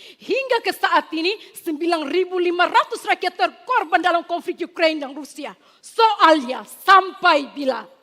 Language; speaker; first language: Malay; non-native, fluent; Tetum